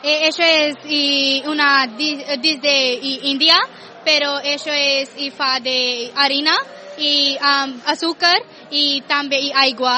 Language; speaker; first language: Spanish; non-native, learner; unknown